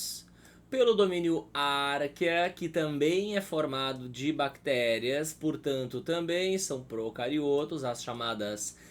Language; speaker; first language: Portuguese; native; Portuguese